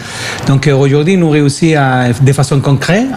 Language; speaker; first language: French; non-native, fluent; Spanish